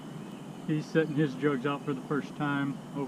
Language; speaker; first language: English; native; English